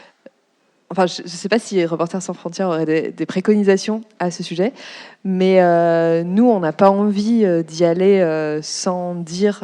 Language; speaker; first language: French; native; French